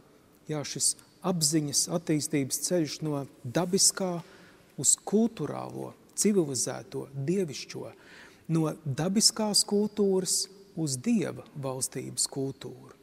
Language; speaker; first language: Latvian; native; Latvian